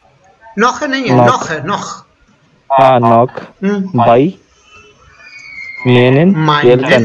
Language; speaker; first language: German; non-native, learner; Hindi